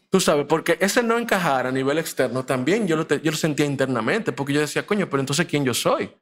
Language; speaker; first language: Spanish; native; Spanish